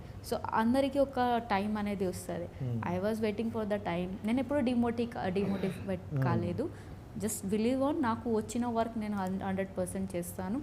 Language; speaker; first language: Telugu; non-native, learner; Odia